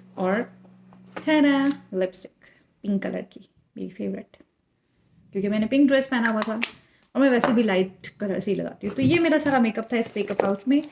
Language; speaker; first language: Urdu; native; Urdu